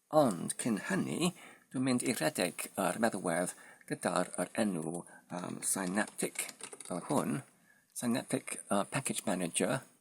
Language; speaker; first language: Welsh; non-native, learner; Polish